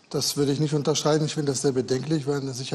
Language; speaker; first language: German; native; German